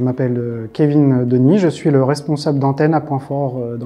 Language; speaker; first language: French; native; French